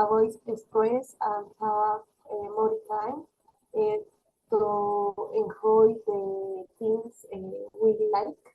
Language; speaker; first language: English; non-native, learner; Spanish